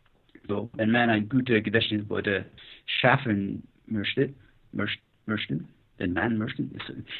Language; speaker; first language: German; non-native, learner; English